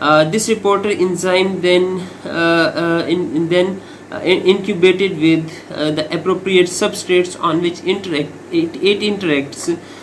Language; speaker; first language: English; non-native, local second language; Urdu